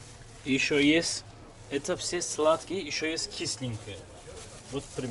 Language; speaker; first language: Russian; non-native, learner; Turkish